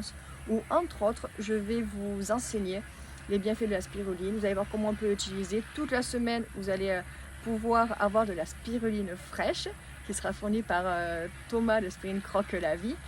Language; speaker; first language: French; native; French